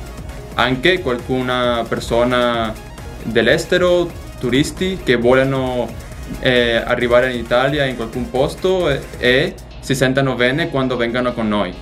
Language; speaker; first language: Italian; non-native, learner; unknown